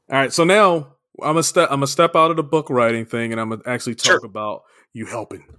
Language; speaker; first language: English; native; English